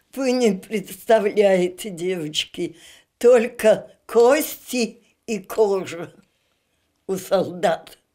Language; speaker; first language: Russian; native; Russian